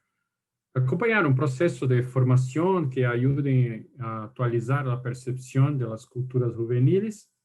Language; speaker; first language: Spanish; non-native, fluent; Portuguese